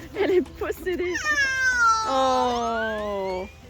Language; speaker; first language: French; native; French